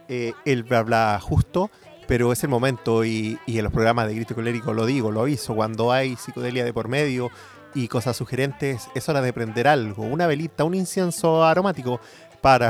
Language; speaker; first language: Spanish; native; Spanish